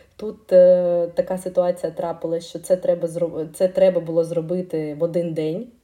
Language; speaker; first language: Ukrainian; non-native, local second language; Russian